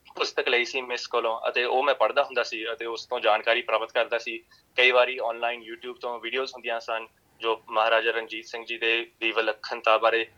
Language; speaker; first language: Punjabi; early bilingual, heritage; Punjabi